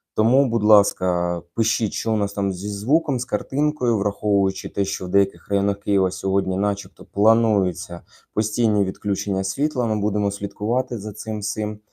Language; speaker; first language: Ukrainian; native; Ukrainian